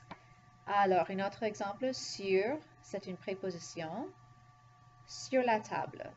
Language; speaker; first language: French; non-native, fluent; English